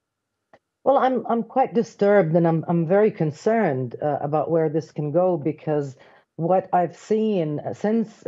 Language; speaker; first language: English; non-native, fluent; Arabic